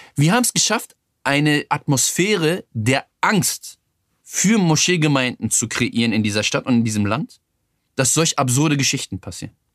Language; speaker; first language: German; native; German